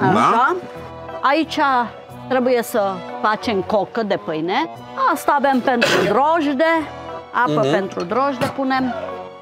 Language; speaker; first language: Romanian; non-native, local second language; Czech